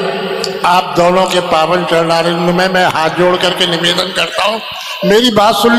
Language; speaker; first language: Hindi; native; Hindi